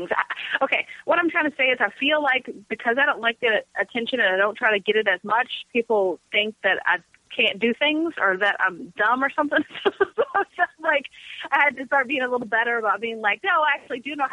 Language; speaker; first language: English; native; English